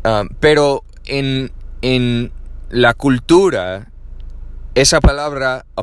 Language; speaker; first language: Spanish; non-native, learner; English